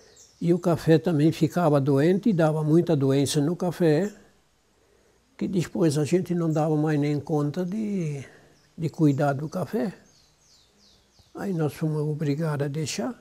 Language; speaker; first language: Portuguese; non-native, local second language; German